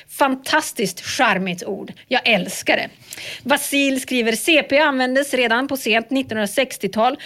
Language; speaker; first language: Swedish; native; Swedish